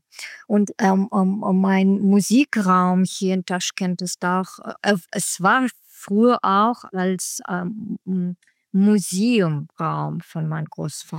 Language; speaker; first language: German; non-native, learner; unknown